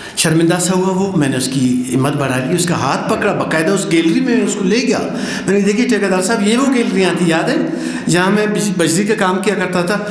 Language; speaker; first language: Urdu; non-native, local second language; Brahui